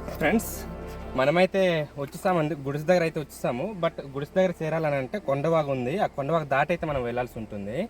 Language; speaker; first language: Telugu; non-native, local second language; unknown